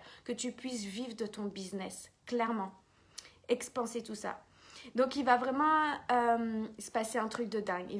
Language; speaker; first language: French; native; French